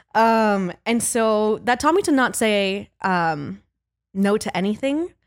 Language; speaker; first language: English; early bilingual, other home language; Spanish